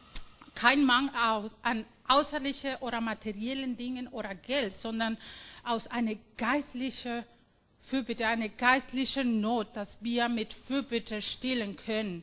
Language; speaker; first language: German; non-native, fluent; Spanish